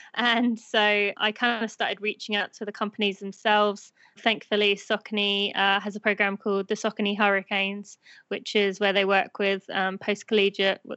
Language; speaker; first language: English; native; English